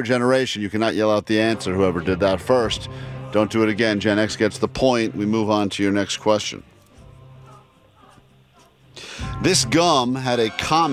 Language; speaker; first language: English; native; English